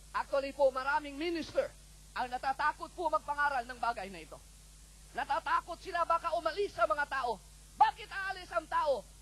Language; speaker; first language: Filipino; non-native, local second language; Cebuano